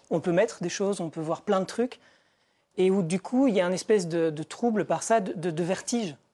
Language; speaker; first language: French; native; French